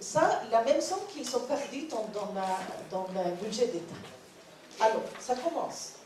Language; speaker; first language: French; non-native, learner; Norwegian